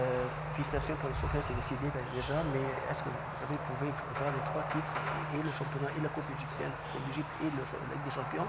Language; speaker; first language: French; non-native, fluent; Arabic